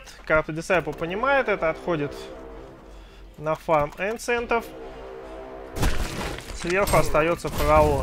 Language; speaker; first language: Russian; native; Russian